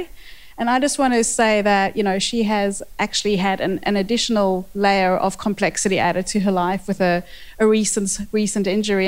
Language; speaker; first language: English; native; English